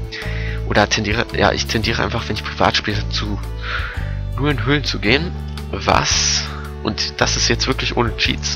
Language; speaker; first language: German; native; German